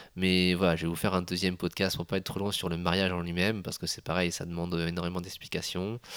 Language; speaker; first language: French; native; French